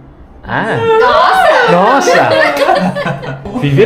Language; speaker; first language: Portuguese; non-native, learner; Indonesian